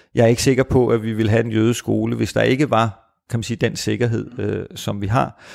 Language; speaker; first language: Danish; native; Danish